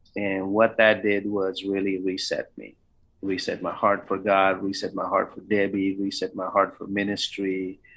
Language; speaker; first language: English; non-native, local second language; Kannada